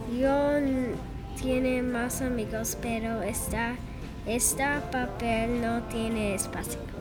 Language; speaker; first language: Spanish; non-native, learner; English